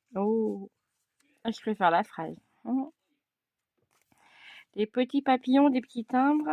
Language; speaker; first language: French; native; French